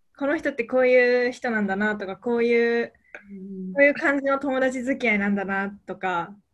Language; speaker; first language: Japanese; native; Japanese